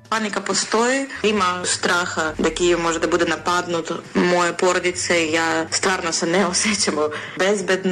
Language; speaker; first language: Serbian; non-native, fluent; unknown